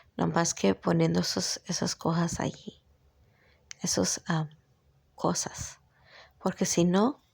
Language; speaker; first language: Spanish; early bilingual, heritage; Spanish